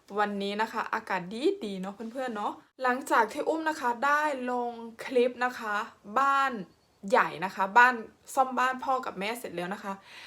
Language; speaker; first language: Thai; non-native, local second language; Khmer